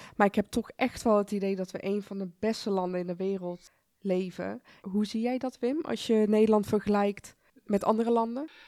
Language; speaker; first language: Dutch; early bilingual, other home language; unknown